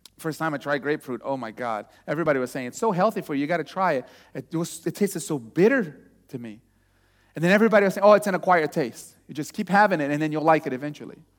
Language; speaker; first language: English; non-native, fluent; Portuguese